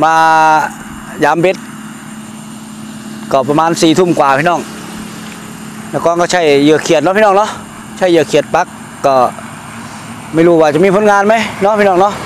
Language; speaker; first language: Thai; non-native, local second language; Northeastern Thai